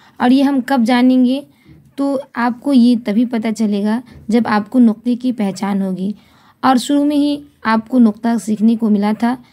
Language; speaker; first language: Hindi; native; Hindi